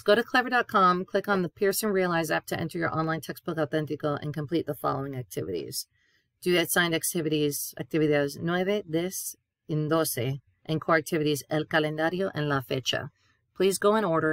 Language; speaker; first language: English; native; English